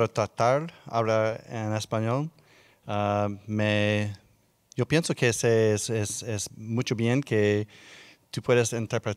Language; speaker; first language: Spanish; non-native, learner; English